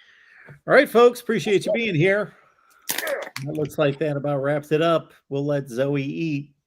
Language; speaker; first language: English; native; English